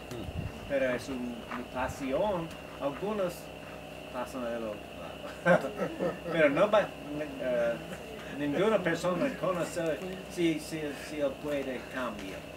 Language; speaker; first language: Spanish; non-native, learner; English